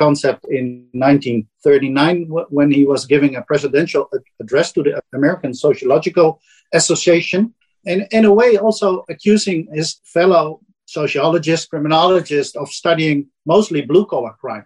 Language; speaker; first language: English; non-native, fluent; Dutch